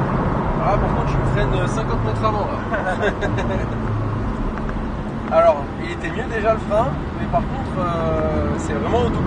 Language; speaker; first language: French; native; French